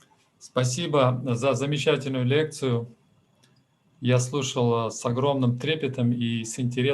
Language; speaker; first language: Russian; native; Russian